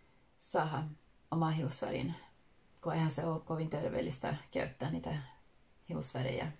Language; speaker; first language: Finnish; early bilingual, heritage; Finnish